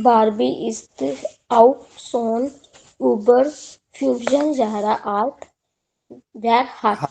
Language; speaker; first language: German; non-native, learner; Hindi